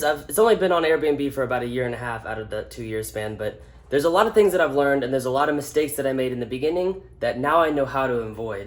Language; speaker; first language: English; native; English